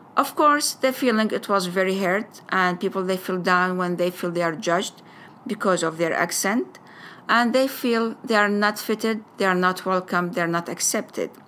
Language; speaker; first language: English; non-native, fluent; Arabic